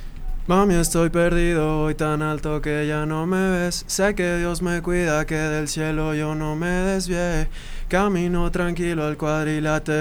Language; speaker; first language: Spanish; native; Spanish